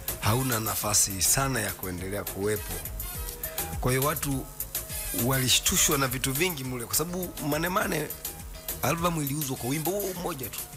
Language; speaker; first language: Swahili; native; Swahili